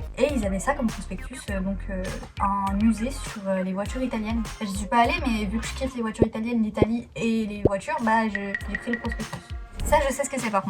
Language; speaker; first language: French; native; French